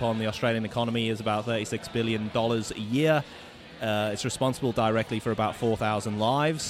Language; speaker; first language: English; native; English